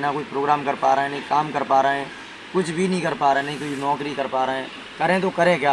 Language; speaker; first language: Hindi; native; Hindi